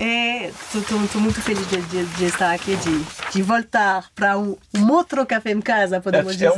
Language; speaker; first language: Portuguese; non-native, learner; French